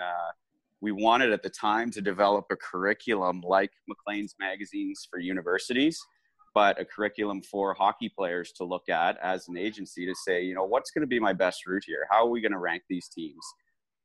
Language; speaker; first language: English; native; English